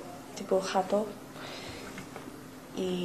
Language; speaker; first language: Spanish; non-native, learner; English